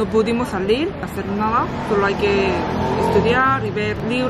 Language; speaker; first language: Spanish; non-native, learner; Korean